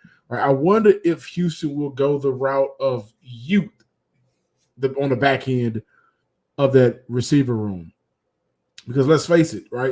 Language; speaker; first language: English; native; English